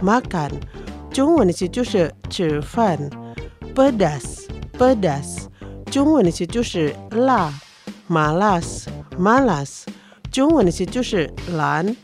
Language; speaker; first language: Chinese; non-native, fluent; Indonesian